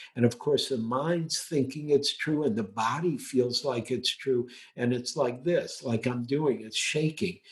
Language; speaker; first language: English; native; English